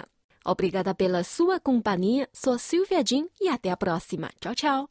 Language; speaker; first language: Portuguese; non-native, fluent; Chinese